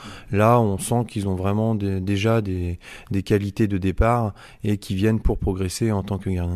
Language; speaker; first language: French; native; French